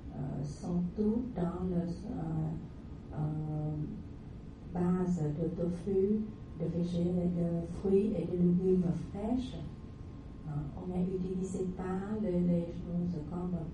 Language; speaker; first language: French; non-native, learner; Vietnamese